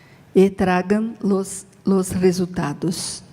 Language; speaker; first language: Spanish; non-native, learner; Portuguese